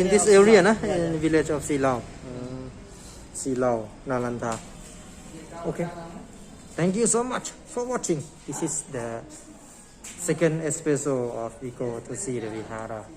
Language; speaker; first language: English; non-native, learner; Thai